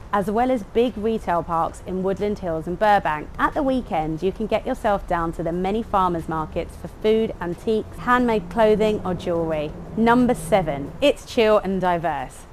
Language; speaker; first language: English; native; English